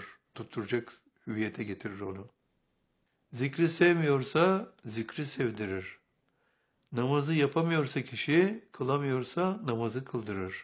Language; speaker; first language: Turkish; native; Turkish